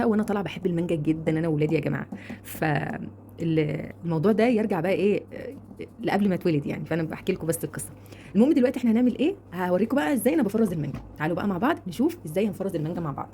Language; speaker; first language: Arabic; native; Arabic